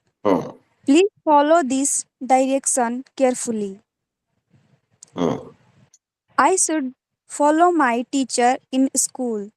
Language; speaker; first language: English; non-native, learner; Hindi